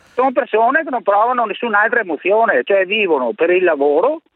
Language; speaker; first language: Italian; native; Italian